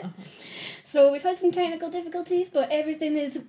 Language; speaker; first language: English; native; English